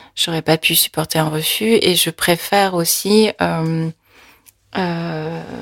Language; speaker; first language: French; early bilingual, other home language; Korean